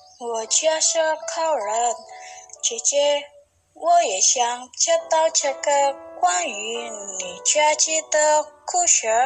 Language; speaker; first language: Chinese; non-native, learner; Indonesian